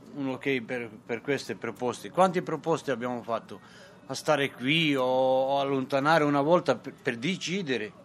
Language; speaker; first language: Italian; non-native, fluent; Serbian